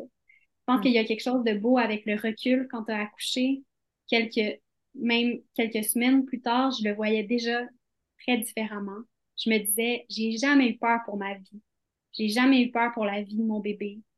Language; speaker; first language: French; native; French